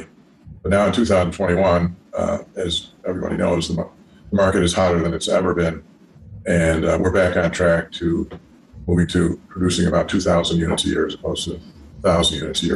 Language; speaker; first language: English; native; English